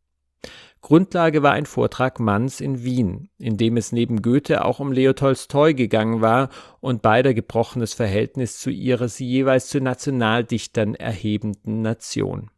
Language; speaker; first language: German; native; German